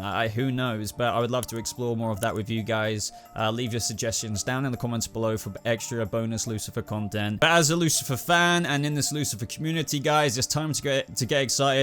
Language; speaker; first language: English; native; English